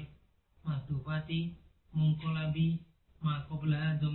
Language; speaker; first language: Arabic; non-native, learner; Indonesian